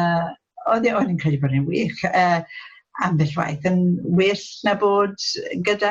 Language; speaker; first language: Welsh; non-native, local second language; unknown